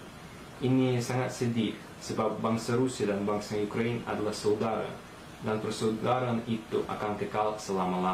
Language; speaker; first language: Malay; non-native, fluent; Russian